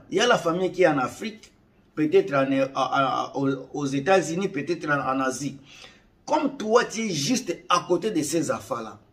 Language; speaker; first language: French; non-native, local second language; Lingala